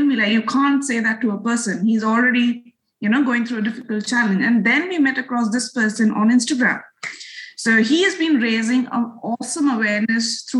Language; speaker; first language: English; non-native, local second language; Bangla